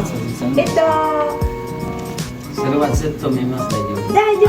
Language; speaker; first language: Japanese; non-native, learner; Filipino